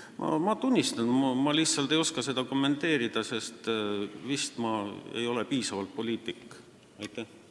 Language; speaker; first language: Estonian; non-native, local second language; Russian